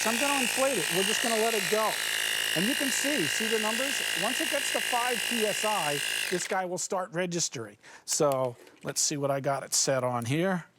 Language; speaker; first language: English; native; English